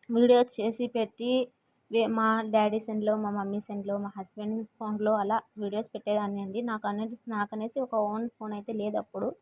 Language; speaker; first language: Telugu; non-native, local second language; Urdu